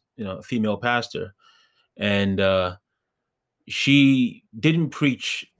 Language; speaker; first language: English; early bilingual, other home language; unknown